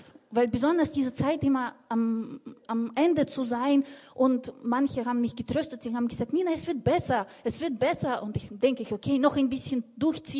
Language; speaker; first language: German; non-native, fluent; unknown